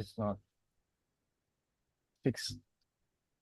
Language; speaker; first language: English; non-native, learner; Indonesian